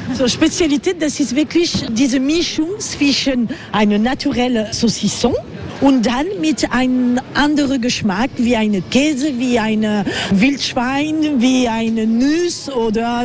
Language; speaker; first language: German; non-native, learner; French